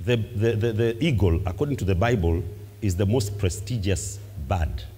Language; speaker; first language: English; non-native, local second language; Swahili